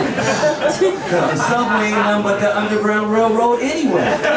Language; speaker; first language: English; native; English